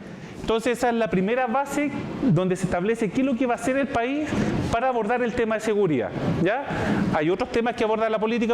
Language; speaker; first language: Spanish; native; Spanish